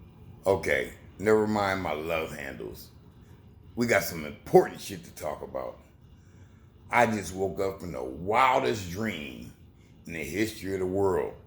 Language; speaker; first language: English; native; English